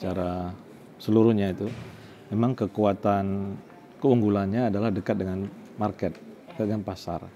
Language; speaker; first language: Indonesian; native; Indonesian